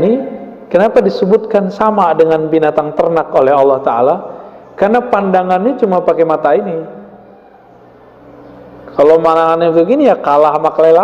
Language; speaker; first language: Indonesian; native; Indonesian